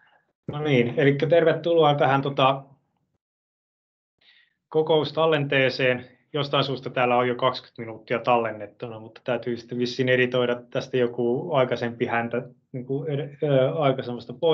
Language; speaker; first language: Finnish; native; Finnish